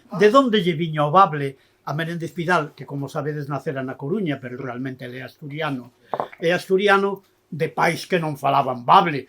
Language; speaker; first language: Galician; native; Galician